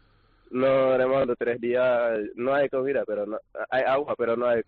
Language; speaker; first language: Spanish; non-native, learner; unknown